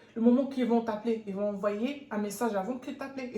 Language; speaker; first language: French; non-native, local second language; Arabic